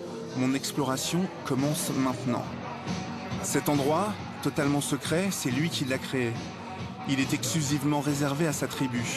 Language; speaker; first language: French; native; French